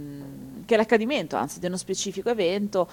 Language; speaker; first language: Italian; native; Italian